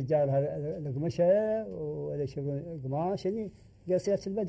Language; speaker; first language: Arabic; native; Arabic